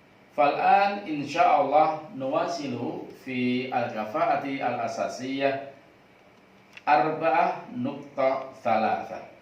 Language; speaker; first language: Arabic; non-native, fluent; Indonesian